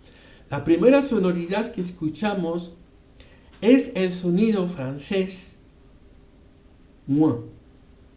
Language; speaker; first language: Spanish; non-native, fluent; French